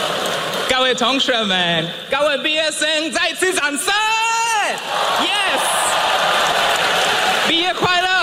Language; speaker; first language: Chinese; non-native, fluent; Swahili